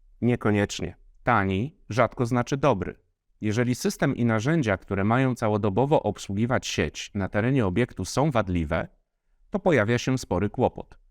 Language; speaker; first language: Polish; native; Polish